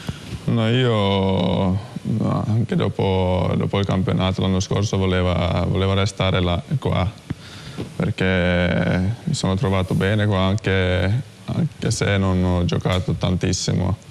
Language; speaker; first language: Italian; non-native, fluent; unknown